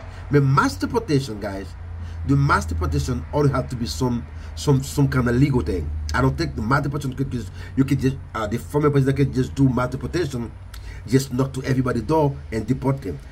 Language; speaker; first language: English; non-native, fluent; Haitian Creole